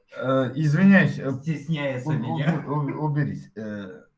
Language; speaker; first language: Russian; native; Russian